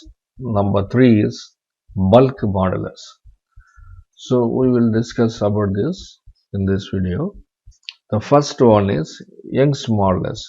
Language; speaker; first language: English; non-native, local second language; Tamil